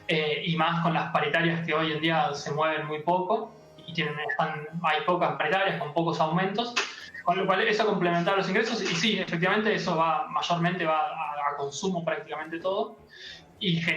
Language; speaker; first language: Spanish; native; Spanish